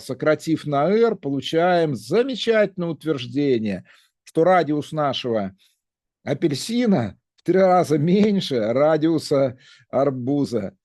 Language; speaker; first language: Russian; native; Russian